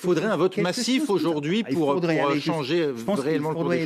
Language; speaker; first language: French; native; French